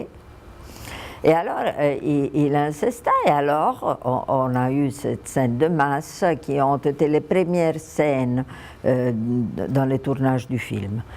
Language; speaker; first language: French; non-native, fluent; Italian